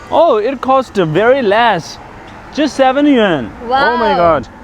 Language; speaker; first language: English; non-native, learner; Chinese